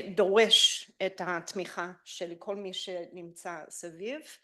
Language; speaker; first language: Hebrew; non-native, fluent; English